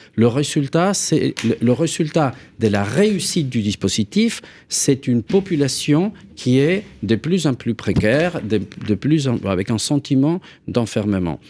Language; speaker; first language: French; non-native, fluent; Spanish